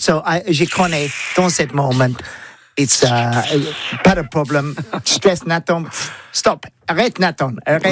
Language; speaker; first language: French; non-native, learner; English